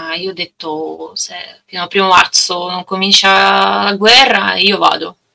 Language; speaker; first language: Italian; non-native, learner; Russian